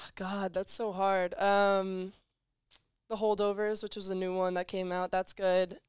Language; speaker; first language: English; native; English